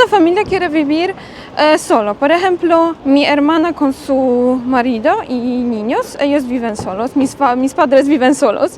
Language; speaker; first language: Spanish; non-native, fluent; Polish